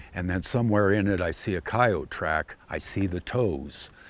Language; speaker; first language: English; native; English